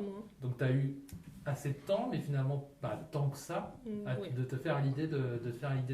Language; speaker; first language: French; native; French